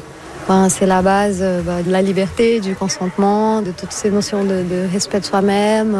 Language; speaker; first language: French; non-native, fluent; Portuguese